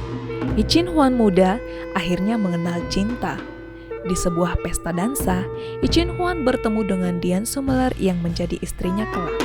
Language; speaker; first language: Indonesian; native; Indonesian